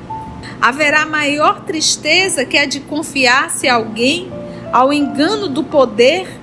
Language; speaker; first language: Portuguese; native; Portuguese